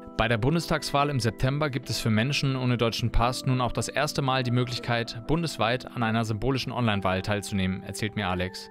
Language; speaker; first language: German; native; German